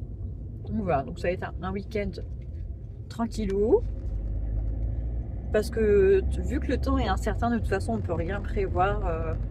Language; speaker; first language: French; native; French